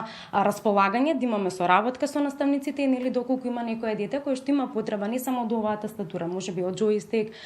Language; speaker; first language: Macedonian; native; Macedonian